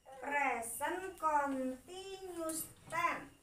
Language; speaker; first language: English; non-native, learner; Indonesian